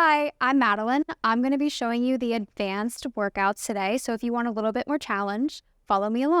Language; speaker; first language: English; native; English